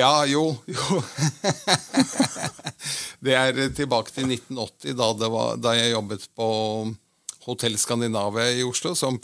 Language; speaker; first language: Norwegian; native; Norwegian